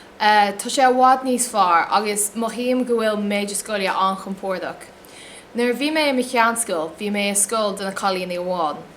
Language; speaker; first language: Irish; non-native, local second language; English